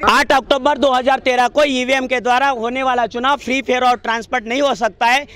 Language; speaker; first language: Hindi; non-native, local second language; Marathi